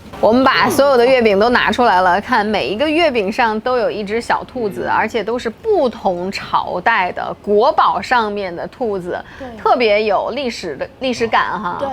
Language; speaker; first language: Chinese; native; Chinese